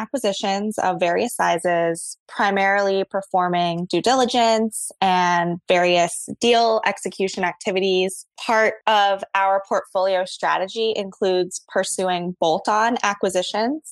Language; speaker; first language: English; native; English